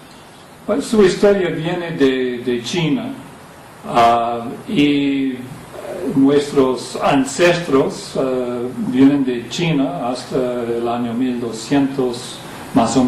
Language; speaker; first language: Spanish; non-native, fluent; English